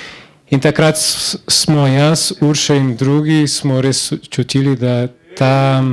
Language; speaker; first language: Slovenian; non-native, learner; Portuguese